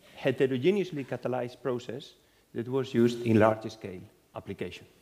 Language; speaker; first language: English; non-native, fluent; Spanish